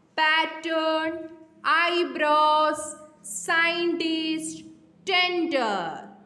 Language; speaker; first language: English; non-native, local second language; Malayalam